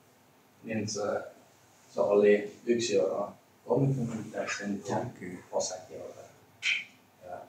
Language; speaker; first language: Finnish; non-native, learner; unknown